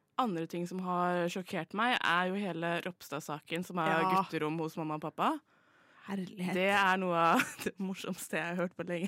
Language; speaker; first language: Norwegian; native; Norwegian